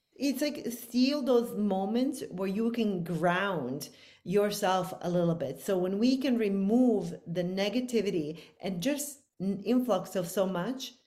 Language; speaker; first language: English; non-native, fluent; Bosnian